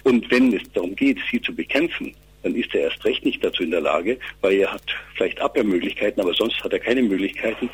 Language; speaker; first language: German; native; German